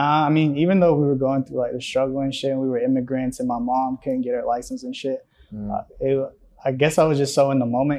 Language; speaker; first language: English; early bilingual, other home language; Spanish